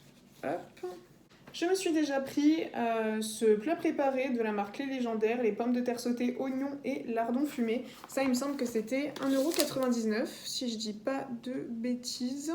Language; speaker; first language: French; native; French